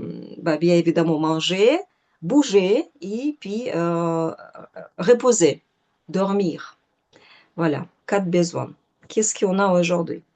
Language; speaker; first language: French; non-native, fluent; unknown